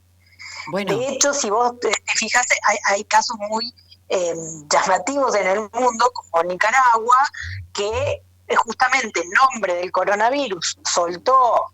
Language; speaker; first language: Spanish; native; Spanish